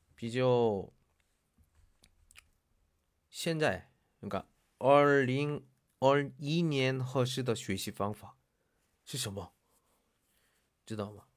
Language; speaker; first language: Chinese; non-native, learner; Korean